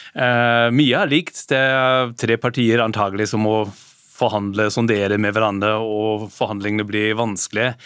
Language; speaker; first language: Norwegian; non-native, fluent; German